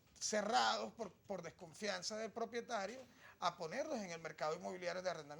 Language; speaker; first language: Spanish; native; Spanish